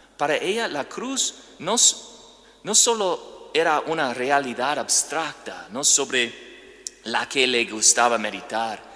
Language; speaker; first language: Spanish; non-native, fluent; English